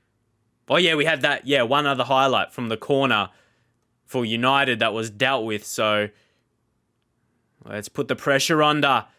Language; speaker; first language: English; native; English